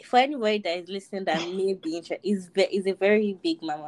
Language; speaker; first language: English; non-native, local second language; Yoruba